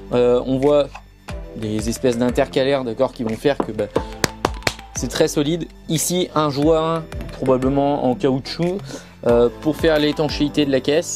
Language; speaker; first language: French; native; French